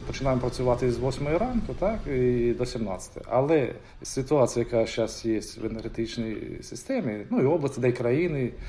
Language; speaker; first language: Ukrainian; native; Ukrainian